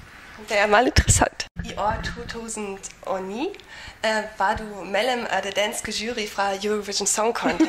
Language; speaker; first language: Danish; non-native, learner; German